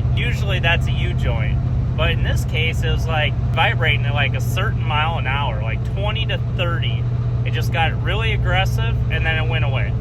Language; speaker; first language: English; native; English